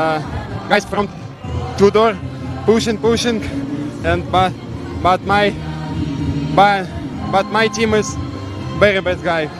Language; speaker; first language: English; non-native, learner; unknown